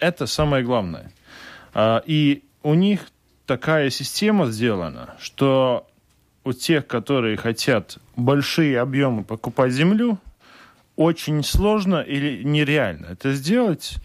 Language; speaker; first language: Russian; non-native, local second language; Latvian